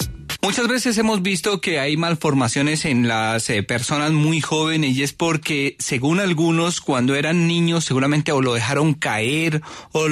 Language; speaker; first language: Spanish; native; Spanish